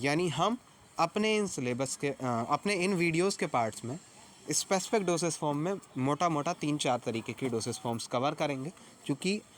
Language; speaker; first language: Hindi; native; Hindi